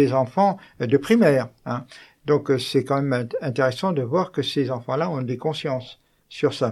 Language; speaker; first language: French; native; French